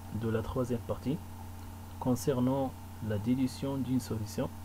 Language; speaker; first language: French; non-native, local second language; Arabic